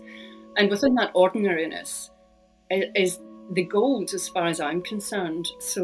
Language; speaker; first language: English; native; English